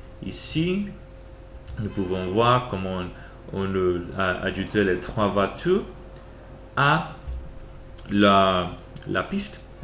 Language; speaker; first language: French; non-native, learner; Spanish